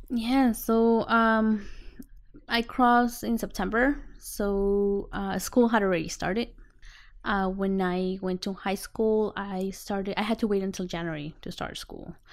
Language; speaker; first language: English; non-native, fluent; Spanish